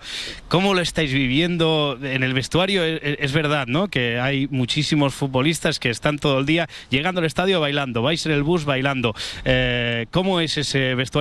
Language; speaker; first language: Spanish; native; Spanish